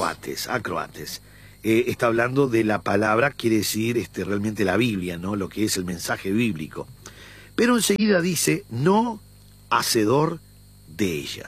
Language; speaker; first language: Spanish; native; Spanish